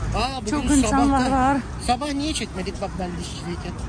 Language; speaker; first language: Turkish; native; Turkish